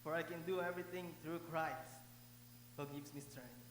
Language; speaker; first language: English; non-native, local second language; Filipino